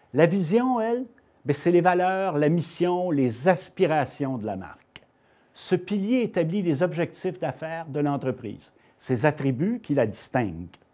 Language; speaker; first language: French; native; French